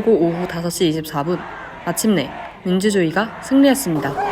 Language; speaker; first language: Korean; native; Korean